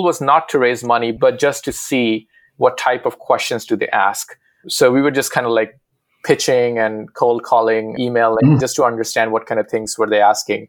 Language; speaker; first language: English; non-native, local second language; Hindi